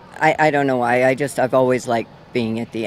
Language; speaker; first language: English; native; English